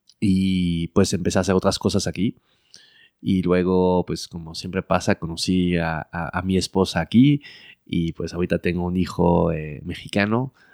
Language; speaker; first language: Spanish; early bilingual, heritage; French